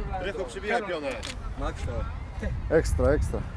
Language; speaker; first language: Polish; non-native, learner; Portuguese